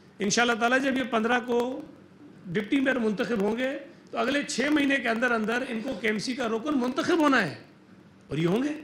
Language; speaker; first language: Urdu; native; Urdu